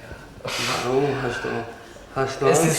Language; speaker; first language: German; non-native, learner; Romany